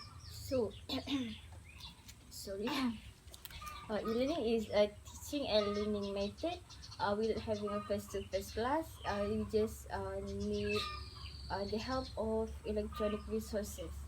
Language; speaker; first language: English; non-native, learner; Malay